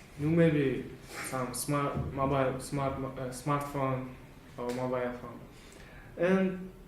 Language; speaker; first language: English; non-native, learner; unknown